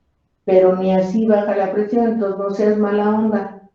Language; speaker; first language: Spanish; native; Spanish